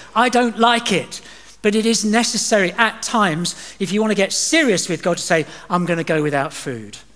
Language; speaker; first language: English; native; English